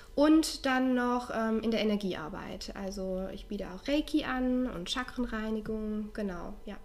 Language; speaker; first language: German; native; German